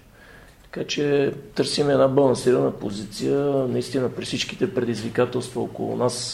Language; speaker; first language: Bulgarian; native; Bulgarian